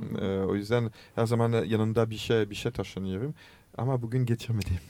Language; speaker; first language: Turkish; non-native, learner; French